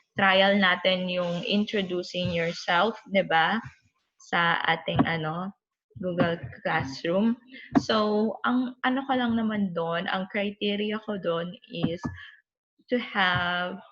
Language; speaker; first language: Filipino; non-native, local second language; Bikol